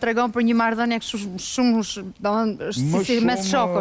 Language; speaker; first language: Albanian; native; Albanian